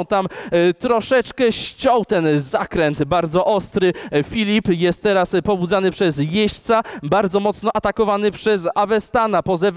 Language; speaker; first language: Polish; native; Polish